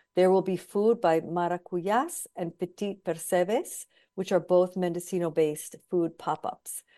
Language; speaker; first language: English; native; English